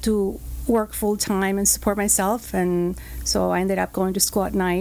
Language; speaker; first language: English; non-native, fluent; Spanish